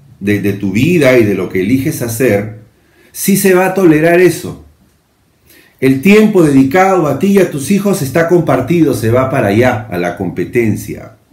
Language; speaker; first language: Spanish; native; Spanish